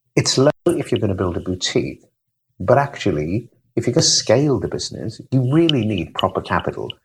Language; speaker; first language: English; native; English